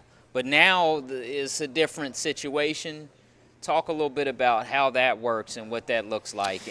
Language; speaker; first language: English; native; English